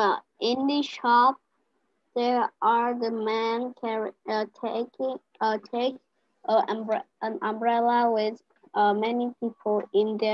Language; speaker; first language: English; non-native, learner; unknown